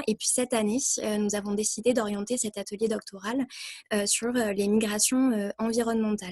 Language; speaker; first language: French; native; French